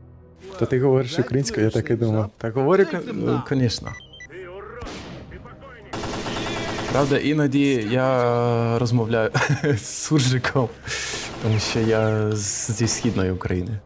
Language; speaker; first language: Ukrainian; non-native, local second language; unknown